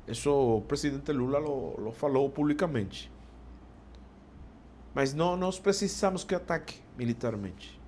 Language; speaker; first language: Portuguese; non-native, fluent; Spanish